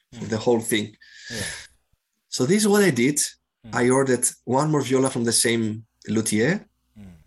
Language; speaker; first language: English; non-native, fluent; Greek